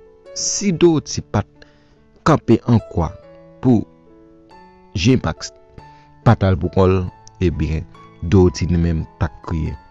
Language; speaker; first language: French; non-native, local second language; Haitian Creole